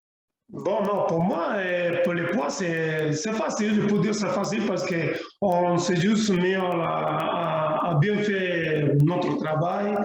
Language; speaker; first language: French; non-native, learner; Spanish